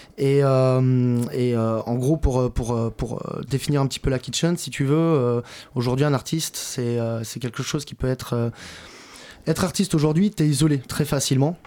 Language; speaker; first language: French; native; French